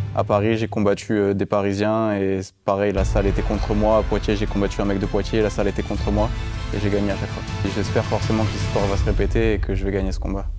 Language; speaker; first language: French; native; French